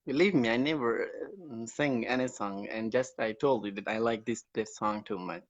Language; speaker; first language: English; non-native, learner; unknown